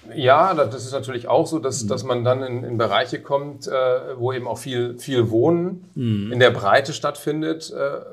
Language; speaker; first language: German; native; German